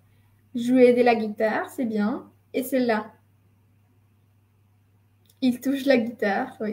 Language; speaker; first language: French; non-native, fluent; Spanish